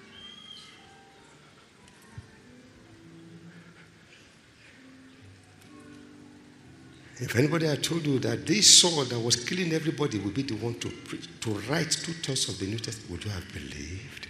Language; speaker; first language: English; non-native, local second language; Yoruba